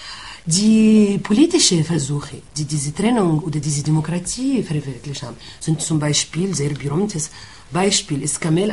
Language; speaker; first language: German; non-native, fluent; Arabic